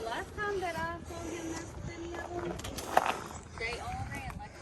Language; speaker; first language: English; native; English